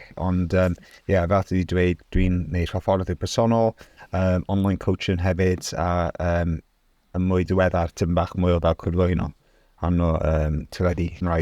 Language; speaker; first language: Welsh; non-native, local second language; English